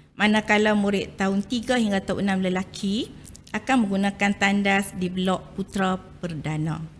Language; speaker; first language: Malay; native; Malay